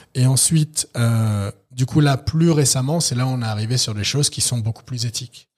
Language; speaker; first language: French; native; French